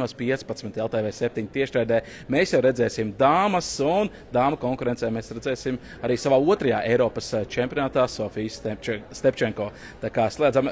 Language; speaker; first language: Latvian; native; Latvian